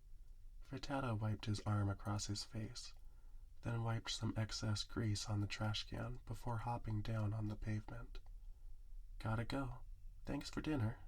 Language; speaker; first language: English; native; English